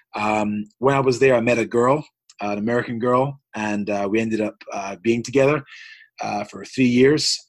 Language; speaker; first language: English; native; English